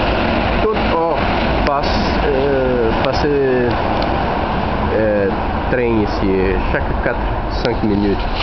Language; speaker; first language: French; non-native, learner; Portuguese